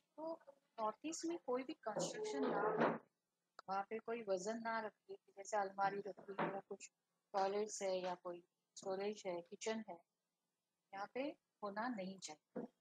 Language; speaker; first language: Hindi; non-native, local second language; Marathi